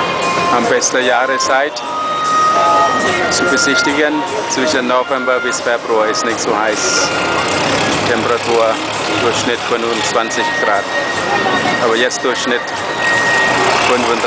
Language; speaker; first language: German; non-native, learner; Thai